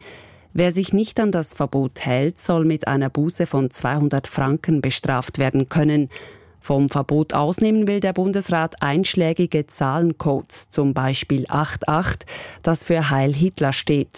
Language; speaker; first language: German; native; German